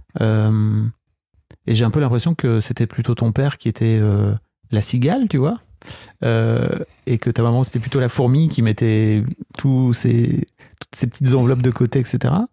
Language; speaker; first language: French; native; French